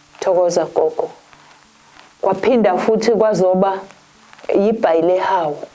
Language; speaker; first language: Zulu; native; Zulu